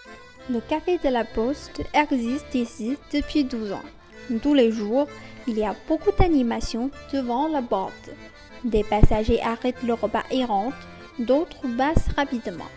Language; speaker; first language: French; non-native, fluent; Chinese